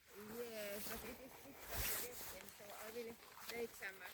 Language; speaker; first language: English; non-native, learner; Finnish